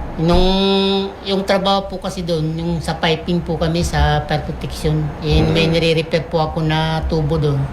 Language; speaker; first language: Filipino; native; Filipino